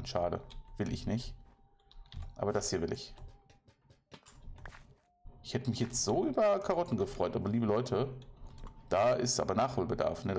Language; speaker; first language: German; native; German